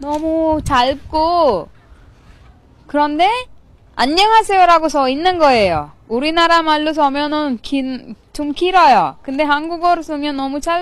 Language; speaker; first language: Korean; non-native, learner; Sinhala